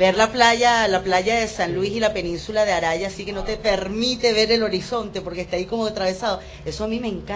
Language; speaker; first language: Spanish; native; Spanish